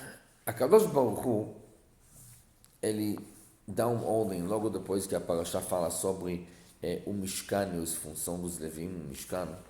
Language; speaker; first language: Portuguese; non-native, fluent; Hebrew